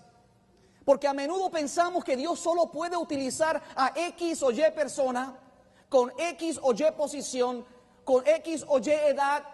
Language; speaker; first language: Spanish; native; Spanish